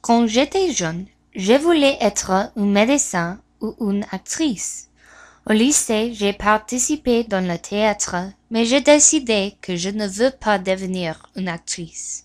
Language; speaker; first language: French; non-native, learner; English